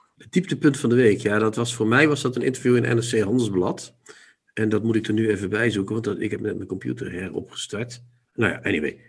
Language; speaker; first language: Dutch; non-native, local second language; Limburgish